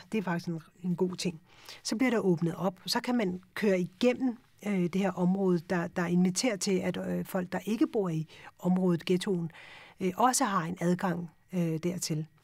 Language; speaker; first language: Danish; early bilingual, other home language; Urdu